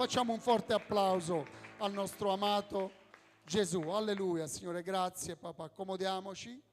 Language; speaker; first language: Italian; native; Italian